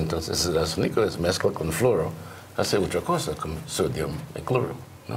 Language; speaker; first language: Spanish; non-native, learner; English